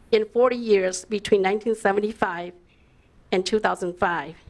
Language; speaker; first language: English; early bilingual, other home language; Lao